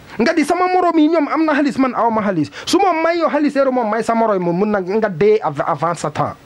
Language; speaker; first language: Wolof; non-native, learner; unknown